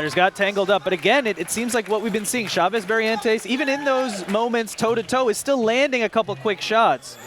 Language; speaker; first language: English; native; English